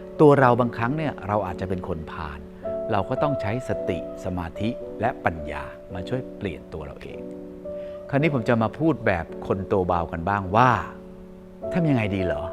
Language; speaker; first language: Thai; native; Thai